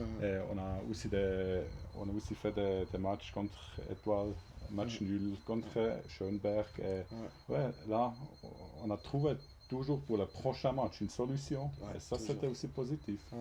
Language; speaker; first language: French; non-native, local second language; German